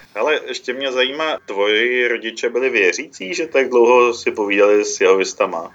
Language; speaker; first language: Czech; native; Czech